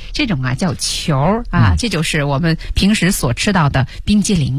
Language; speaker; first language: Chinese; native; Chinese